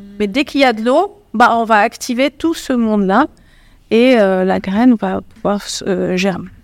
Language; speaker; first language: French; non-native, local second language; Arabic